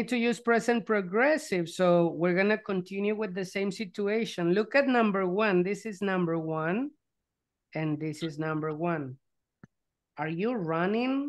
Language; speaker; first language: English; non-native, fluent; Spanish